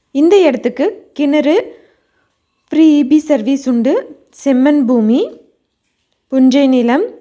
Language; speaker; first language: Tamil; native; Tamil